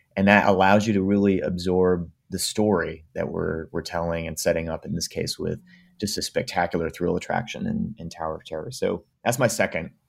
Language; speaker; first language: English; native; English